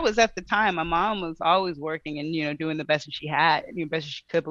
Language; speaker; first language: English; native; English